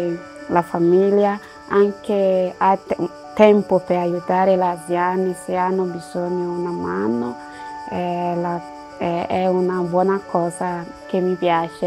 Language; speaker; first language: Italian; non-native, learner; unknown